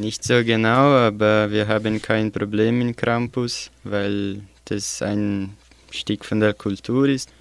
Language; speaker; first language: German; non-native, learner; Portuguese